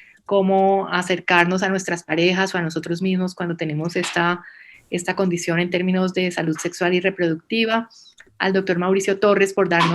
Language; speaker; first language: Spanish; native; Spanish